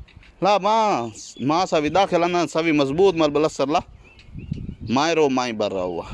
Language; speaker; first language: Arabic; non-native, learner; Punjabi